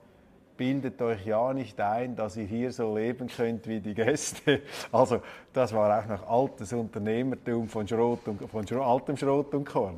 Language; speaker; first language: German; native; German